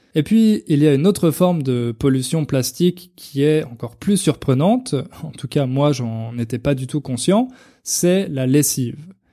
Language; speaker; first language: French; native; French